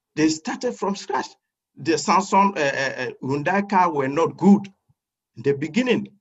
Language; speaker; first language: English; non-native, fluent; French